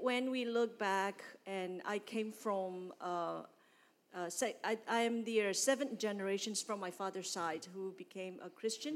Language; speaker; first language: English; non-native, fluent; Burmese